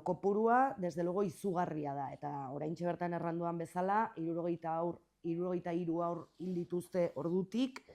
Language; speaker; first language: Basque; native; Basque